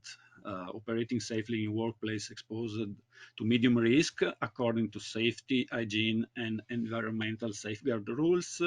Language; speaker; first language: English; non-native, learner; Italian